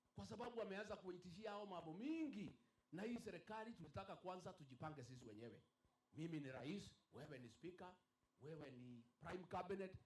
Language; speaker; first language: Swahili; non-native, local second language; Kikuyu